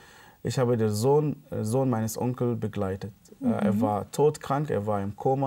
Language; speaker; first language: German; non-native, fluent; Arabic